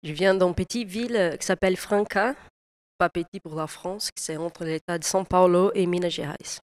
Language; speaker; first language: French; non-native, fluent; Portuguese